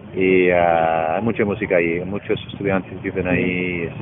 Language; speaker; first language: Spanish; non-native, fluent; English